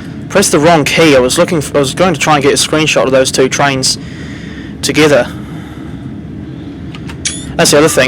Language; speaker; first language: English; native; English